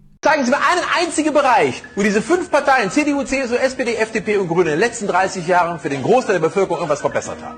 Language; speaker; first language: German; native; German